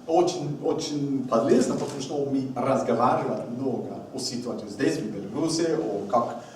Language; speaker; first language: Russian; non-native, learner; English